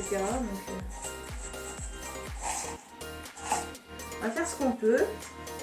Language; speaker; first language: French; native; French